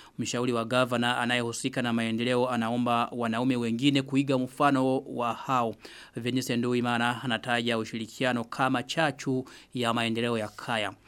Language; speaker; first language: Swahili; non-native, local second language; Rundi